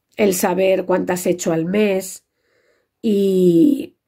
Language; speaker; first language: Spanish; native; Spanish